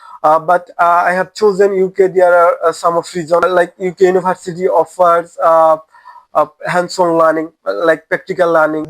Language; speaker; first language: English; non-native, local second language; Bangla